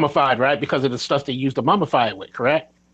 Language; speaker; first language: English; native; English